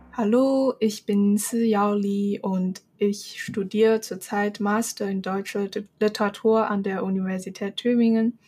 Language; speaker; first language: German; non-native, fluent; Chinese